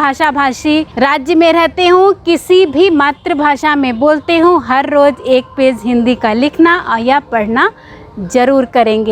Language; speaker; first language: Hindi; native; Hindi